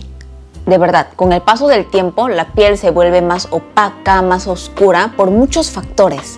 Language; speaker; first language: Spanish; non-native, fluent; Korean